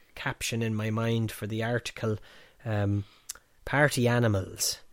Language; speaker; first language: English; native; English